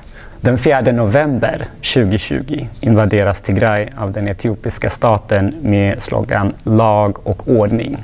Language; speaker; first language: Swedish; non-native, fluent; Tigrinya